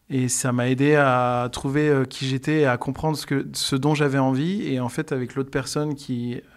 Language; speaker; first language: French; native; French